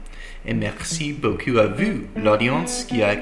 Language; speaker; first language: French; non-native, learner; English